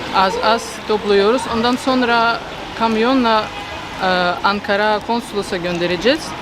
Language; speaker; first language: Turkish; non-native, learner; Ukrainian